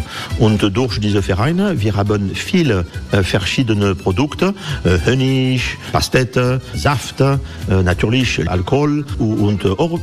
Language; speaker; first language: German; non-native, learner; French